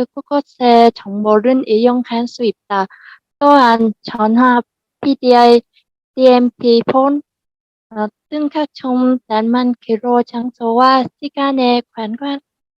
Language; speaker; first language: Korean; non-native, learner; Vietnamese